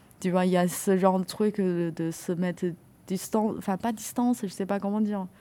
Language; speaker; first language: French; non-native, fluent; Chinese